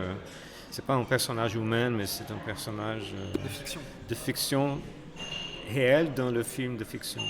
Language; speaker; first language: French; non-native, fluent; Portuguese